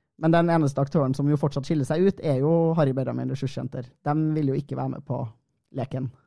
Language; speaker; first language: Norwegian; native; Norwegian